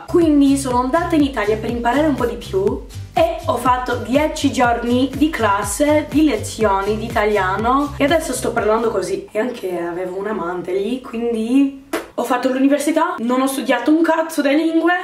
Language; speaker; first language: Italian; non-native, fluent; Portuguese